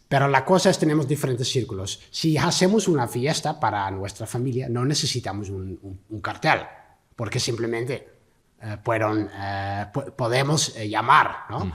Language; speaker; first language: Spanish; non-native, learner; Dutch